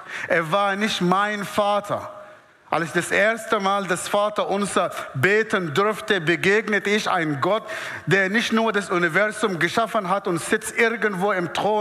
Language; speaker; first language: German; non-native, fluent; Arabic